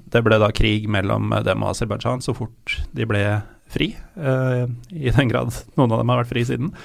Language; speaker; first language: Norwegian; native; Norwegian